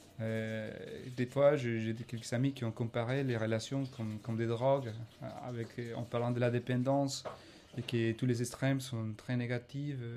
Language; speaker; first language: French; non-native, fluent; Spanish